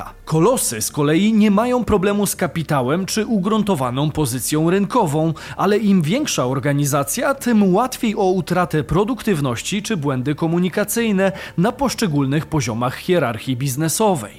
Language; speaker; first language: Polish; native; Polish